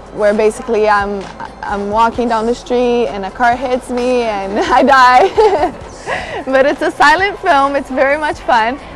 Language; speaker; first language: English; early bilingual, other home language; Portuguese